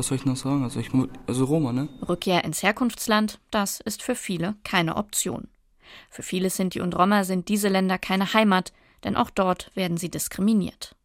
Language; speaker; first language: German; native; German